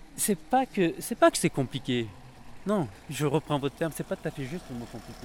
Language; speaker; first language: French; native; French